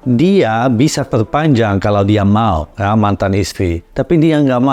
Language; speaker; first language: Indonesian; non-native, learner; Dutch